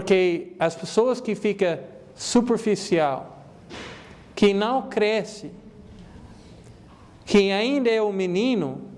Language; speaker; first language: Portuguese; non-native, fluent; English